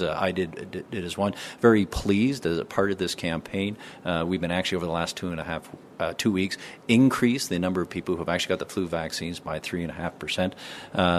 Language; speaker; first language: English; native; English